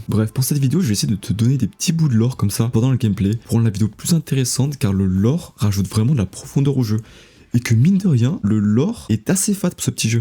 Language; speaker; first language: French; native; French